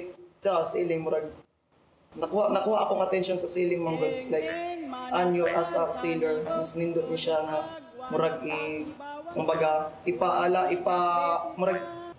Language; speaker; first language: English; non-native, local second language; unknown